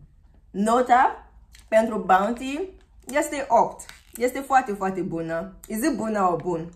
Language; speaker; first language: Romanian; non-native, learner; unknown